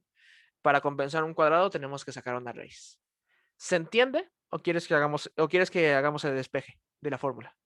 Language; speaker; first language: Spanish; native; Spanish